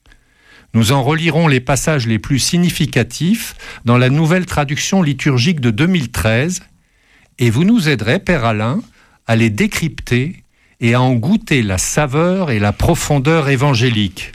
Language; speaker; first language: French; native; French